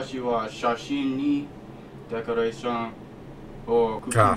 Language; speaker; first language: Japanese; non-native, learner; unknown